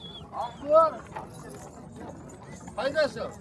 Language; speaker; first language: Chinese; non-native, local second language; Kazakh